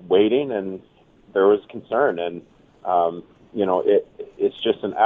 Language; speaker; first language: English; native; English